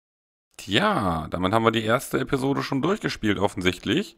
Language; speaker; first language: German; native; German